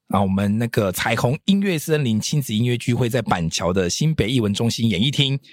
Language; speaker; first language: Chinese; native; Chinese